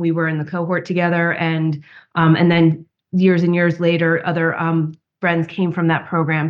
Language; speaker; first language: English; native; English